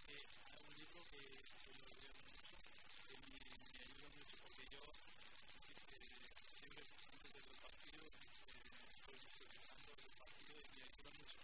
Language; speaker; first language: Spanish; non-native, fluent; Portuguese